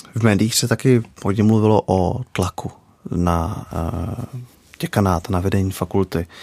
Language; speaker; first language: Czech; native; Czech